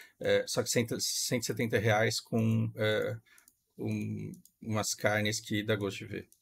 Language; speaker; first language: Portuguese; native; Portuguese